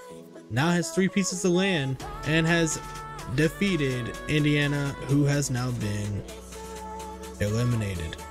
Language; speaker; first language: English; native; English